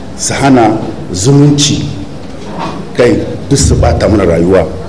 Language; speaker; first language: Hausa; native; Hausa